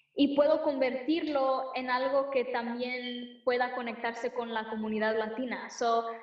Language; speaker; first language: Spanish; early bilingual, heritage; Spanish